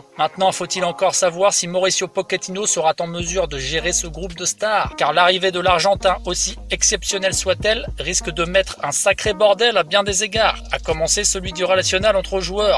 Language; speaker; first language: French; native; French